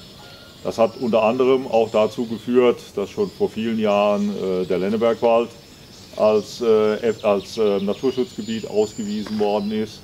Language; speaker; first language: German; native; German